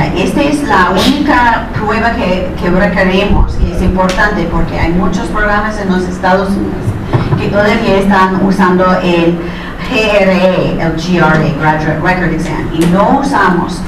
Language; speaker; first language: Spanish; non-native, fluent; English